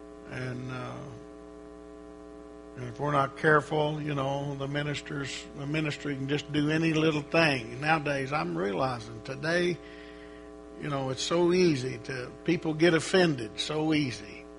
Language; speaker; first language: English; native; English